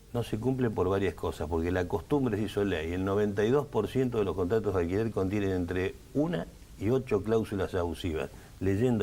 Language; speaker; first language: Spanish; native; Spanish